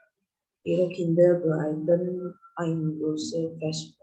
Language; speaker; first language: German; non-native, learner; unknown